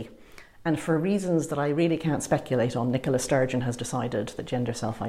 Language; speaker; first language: English; native; English